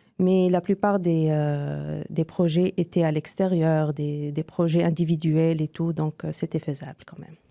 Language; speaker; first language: French; non-native, local second language; Arabic